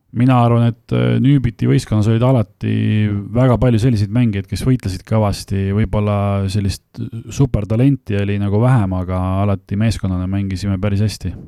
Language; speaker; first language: Estonian; native; Estonian